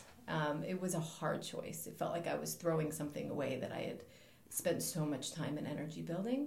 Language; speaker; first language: English; native; English